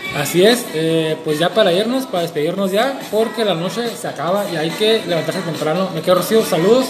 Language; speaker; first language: Spanish; native; Spanish